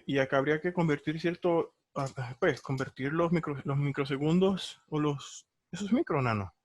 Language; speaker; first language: Spanish; native; Spanish